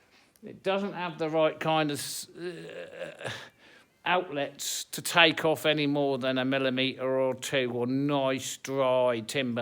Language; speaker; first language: English; native; English